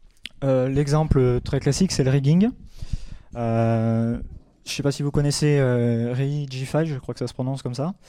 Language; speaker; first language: French; native; French